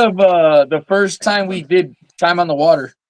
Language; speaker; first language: English; native; English